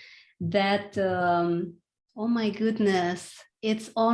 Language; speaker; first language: English; non-native, fluent; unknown